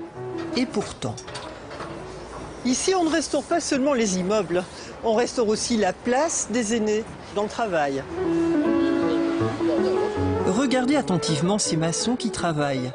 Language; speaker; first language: French; native; French